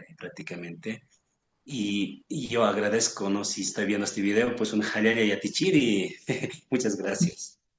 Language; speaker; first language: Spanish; non-native, local second language; Aymara